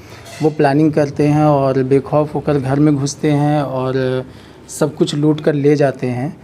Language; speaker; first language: Hindi; native; Hindi